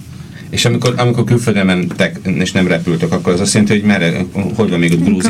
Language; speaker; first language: Hungarian; native; Hungarian